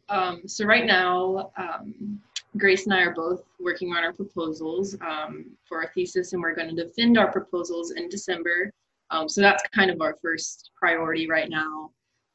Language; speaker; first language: English; native; English